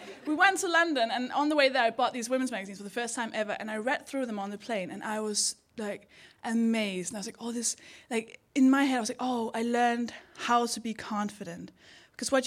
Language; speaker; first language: English; non-native, fluent; Danish